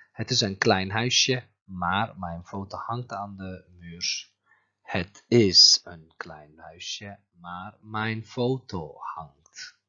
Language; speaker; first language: Dutch; non-native, fluent; Turkish